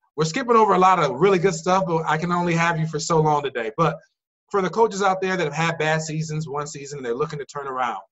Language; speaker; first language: English; native; English